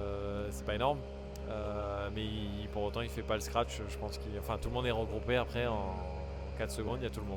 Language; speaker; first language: French; native; French